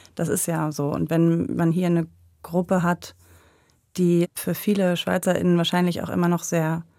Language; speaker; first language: German; native; German